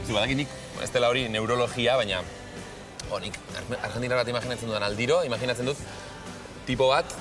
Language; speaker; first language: Basque; native; Basque